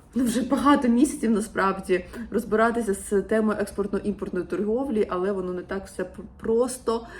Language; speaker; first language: Ukrainian; non-native, local second language; Russian